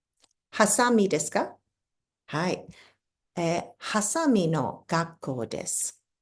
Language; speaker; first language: Japanese; non-native, fluent; English